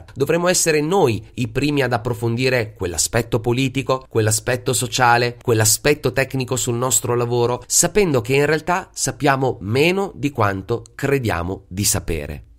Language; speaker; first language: Italian; native; Italian